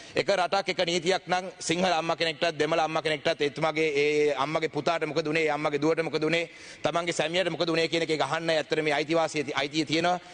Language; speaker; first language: Sinhala; non-native, local second language; Tamil